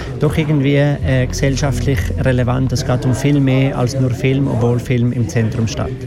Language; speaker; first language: German; native; German